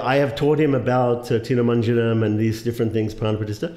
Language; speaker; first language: English; native; English